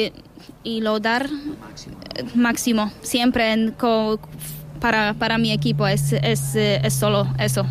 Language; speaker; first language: Spanish; non-native, learner; Polish